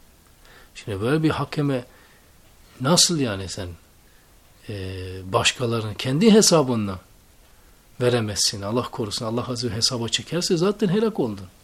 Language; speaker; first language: Turkish; native; Turkish